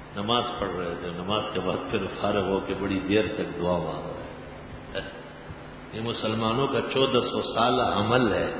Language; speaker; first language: Urdu; non-native, local second language; Pashto